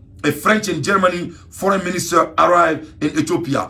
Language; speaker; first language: English; non-native, learner; Bambara